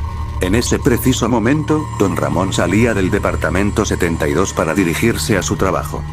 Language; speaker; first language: Spanish; native; Spanish